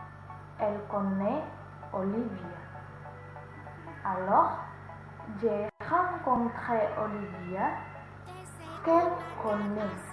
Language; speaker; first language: French; non-native, learner; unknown